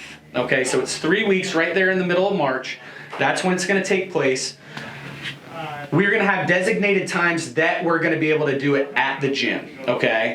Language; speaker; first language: English; native; English